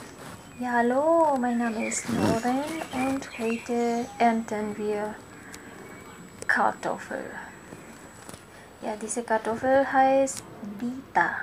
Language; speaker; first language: German; non-native, fluent; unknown